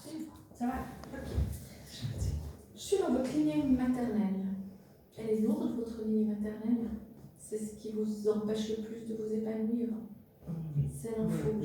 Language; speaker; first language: French; native; French